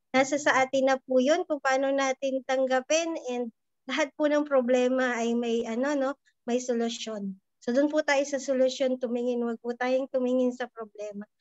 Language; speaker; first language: Filipino; native; Filipino